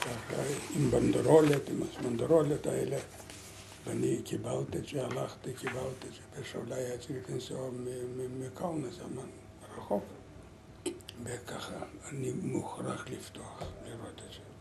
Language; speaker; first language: Hebrew; non-native, learner; Lithuanian